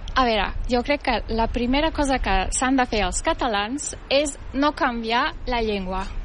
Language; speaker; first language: Catalan; non-native, fluent; Turkish